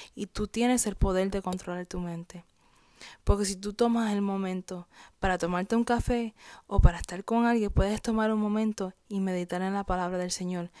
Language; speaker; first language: Spanish; native; Spanish